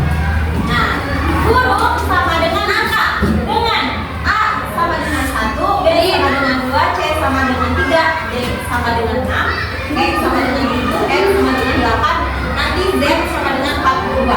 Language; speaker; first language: Indonesian; native; Indonesian